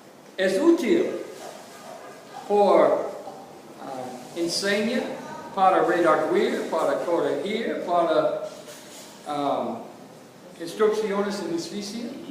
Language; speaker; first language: Spanish; non-native, learner; English